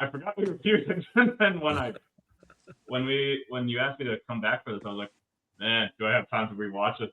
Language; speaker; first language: English; native; English